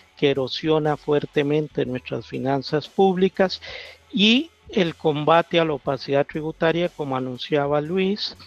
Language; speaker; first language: Spanish; native; Spanish